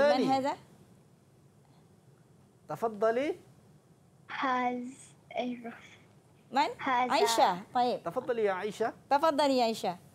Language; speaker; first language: Arabic; non-native, fluent; Malay